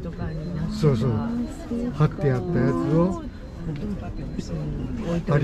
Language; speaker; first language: Japanese; native; Japanese